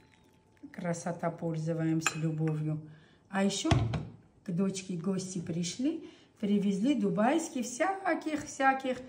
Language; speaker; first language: Russian; non-native, local second language; Armenian